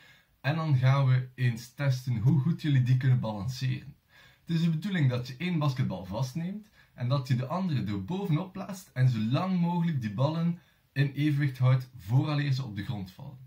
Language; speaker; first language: Dutch; native; Dutch